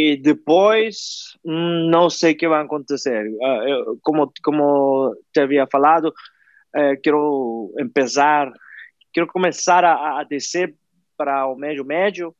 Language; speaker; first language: Portuguese; non-native, fluent; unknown